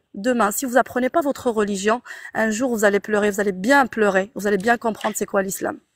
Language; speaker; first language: French; non-native, local second language; Arabic